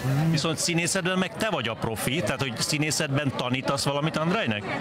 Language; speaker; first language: Hungarian; native; Hungarian